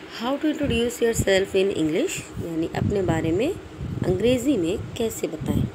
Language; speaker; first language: Hindi; native; Hindi